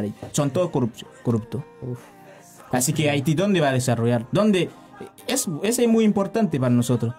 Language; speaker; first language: Spanish; non-native, learner; Haitian Creole